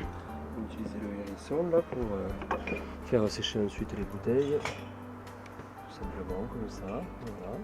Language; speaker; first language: French; native; French